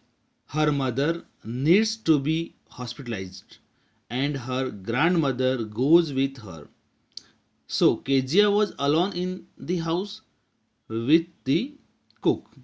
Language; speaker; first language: English; non-native, local second language; Gujarati